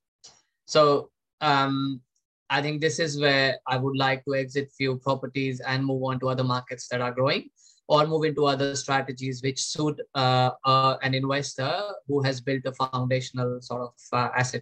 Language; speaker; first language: English; non-native, local second language; Hindi